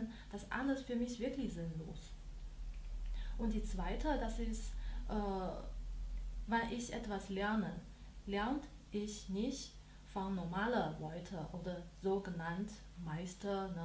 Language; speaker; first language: German; non-native, learner; Chinese